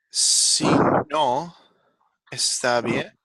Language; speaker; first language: Spanish; non-native, fluent; English